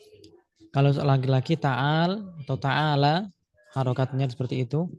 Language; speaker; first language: Indonesian; native; Indonesian